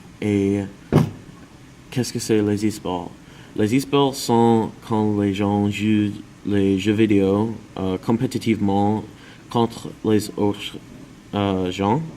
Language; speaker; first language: French; non-native, learner; English